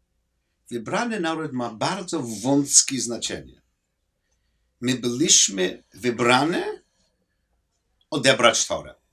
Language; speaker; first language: Polish; non-native, learner; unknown